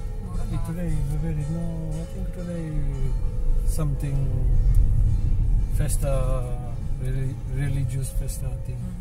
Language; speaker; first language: English; non-native, learner; Italian